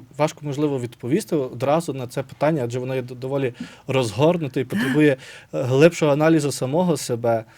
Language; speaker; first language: Ukrainian; native; Ukrainian